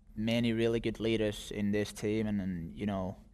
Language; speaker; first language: English; non-native, fluent; Finnish